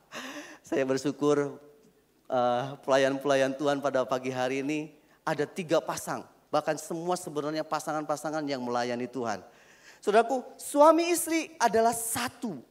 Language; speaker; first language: Indonesian; native; Indonesian